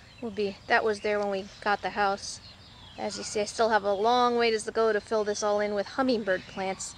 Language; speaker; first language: English; native; English